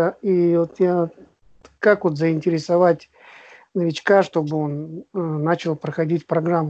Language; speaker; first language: Russian; native; Russian